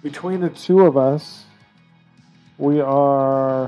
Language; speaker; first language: English; native; English